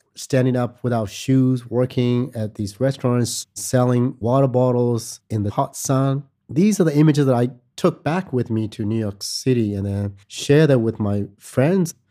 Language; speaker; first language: English; non-native, fluent; Burmese